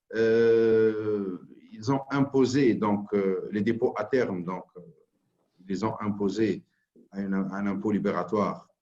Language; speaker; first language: French; non-native, local second language; Arabic